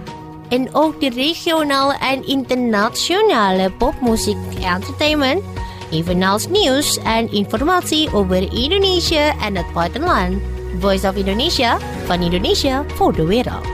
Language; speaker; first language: Dutch; non-native, fluent; Indonesian